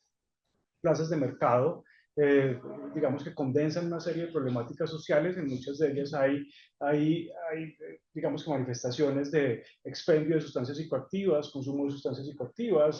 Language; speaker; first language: Spanish; native; Spanish